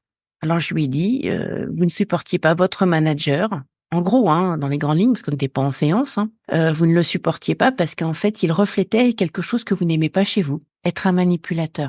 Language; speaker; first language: French; native; French